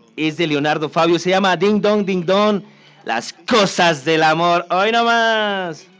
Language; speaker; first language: Spanish; native; Spanish